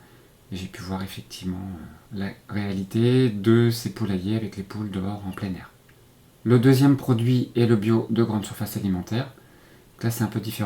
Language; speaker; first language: French; native; French